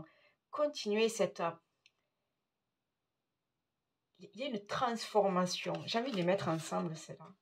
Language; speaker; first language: French; native; French